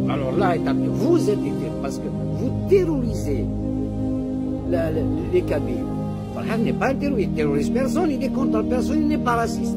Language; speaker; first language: French; non-native, local second language; Kabyle